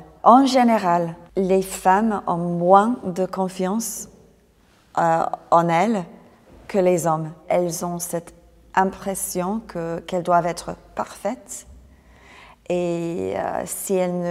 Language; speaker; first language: French; non-native, fluent; English